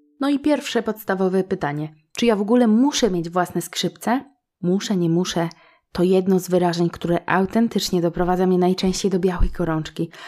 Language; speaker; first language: Polish; native; Polish